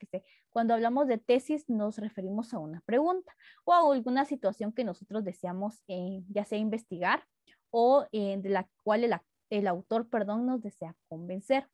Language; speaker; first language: Spanish; native; Spanish